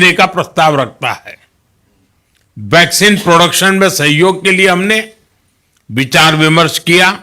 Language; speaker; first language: Hindi; non-native, local second language; Gujarati